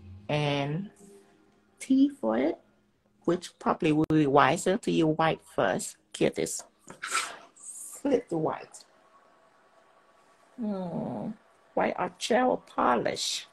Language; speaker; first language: English; non-native, fluent; Vietnamese